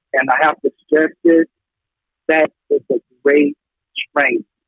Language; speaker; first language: English; native; English